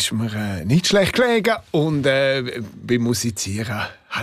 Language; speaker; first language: German; non-native, local second language; Romansh